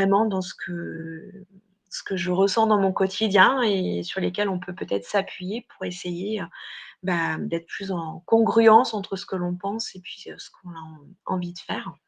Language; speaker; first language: French; native; French